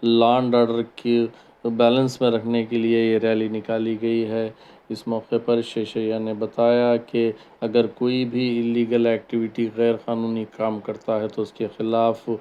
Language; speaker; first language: Urdu; native; Urdu